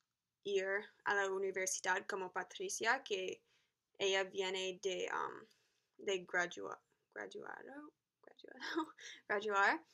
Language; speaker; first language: Spanish; non-native, learner; English